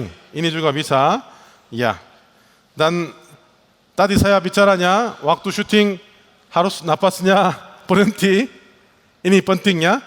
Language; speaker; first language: Indonesian; non-native, learner; Korean